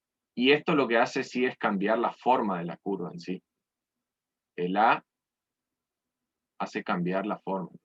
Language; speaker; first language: Spanish; native; Spanish